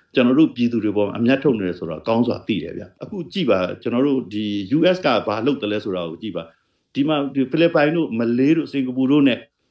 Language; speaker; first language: Burmese; native; Burmese